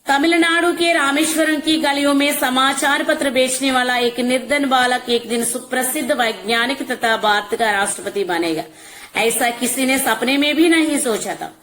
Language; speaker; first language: Hindi; non-native, local second language; Telugu